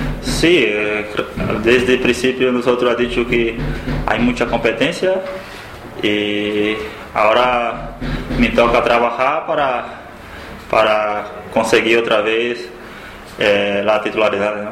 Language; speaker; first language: Spanish; non-native, learner; Portuguese